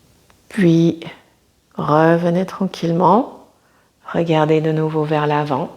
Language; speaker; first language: French; native; French